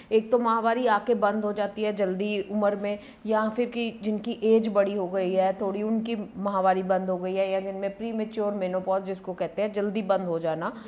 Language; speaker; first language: Hindi; non-native, local second language; Punjabi